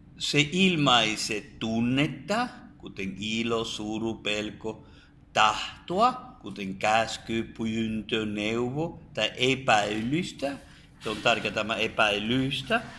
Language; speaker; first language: Finnish; non-native, fluent; Spanish